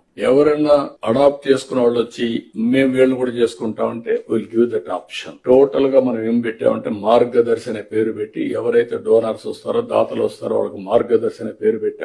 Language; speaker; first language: Telugu; native; Telugu